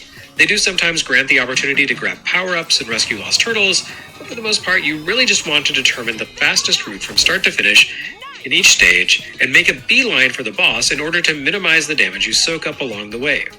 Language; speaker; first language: English; native; English